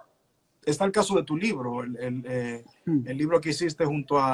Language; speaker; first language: Spanish; native; Spanish